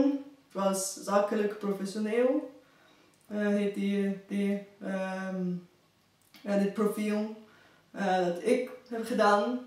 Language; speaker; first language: Dutch; non-native, fluent; Bulgarian